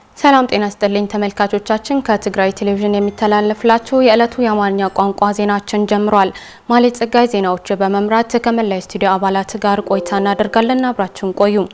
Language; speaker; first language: Amharic; non-native, local second language; Tigrinya